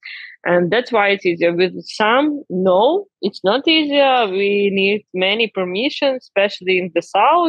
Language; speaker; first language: English; non-native, learner; Ukrainian